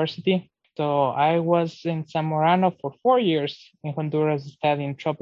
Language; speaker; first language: English; non-native, fluent; Spanish